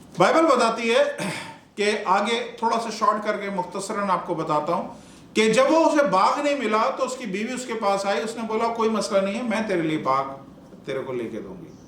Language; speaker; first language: Urdu; non-native, local second language; Punjabi